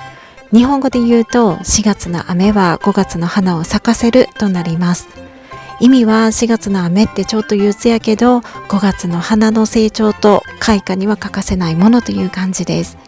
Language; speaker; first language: Japanese; native; Japanese